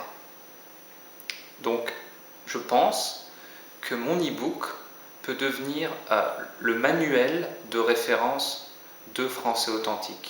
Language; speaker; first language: French; native; French